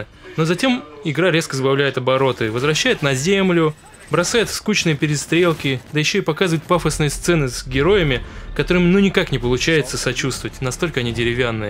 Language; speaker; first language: Russian; native; Russian